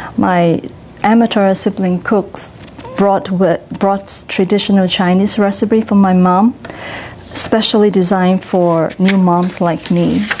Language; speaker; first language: English; non-native, local second language; Cantonese